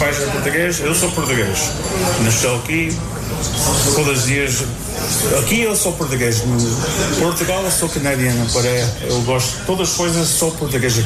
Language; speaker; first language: Portuguese; early bilingual, heritage; English